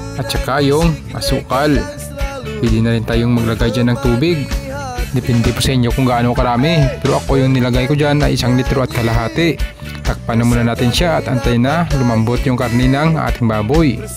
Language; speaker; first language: Filipino; non-native, local second language; Hiligaynon